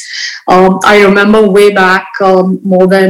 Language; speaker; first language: English; non-native, local second language; Hindi